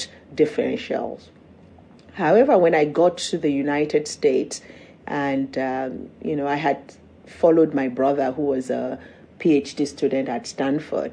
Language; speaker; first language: English; non-native, local second language; Yoruba